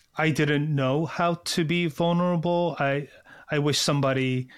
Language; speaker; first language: English; early bilingual, other home language; Korean